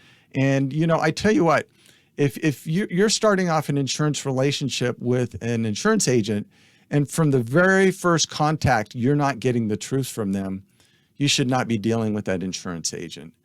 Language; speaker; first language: English; native; English